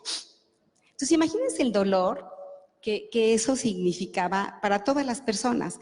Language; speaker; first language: Spanish; native; Spanish